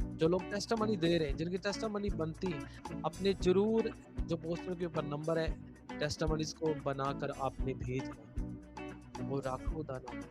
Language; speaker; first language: Hindi; non-native, local second language; Punjabi